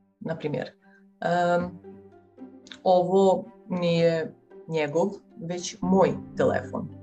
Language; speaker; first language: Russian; non-native, fluent; Serbian